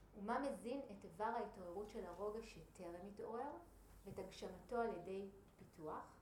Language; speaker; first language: Hebrew; native; Hebrew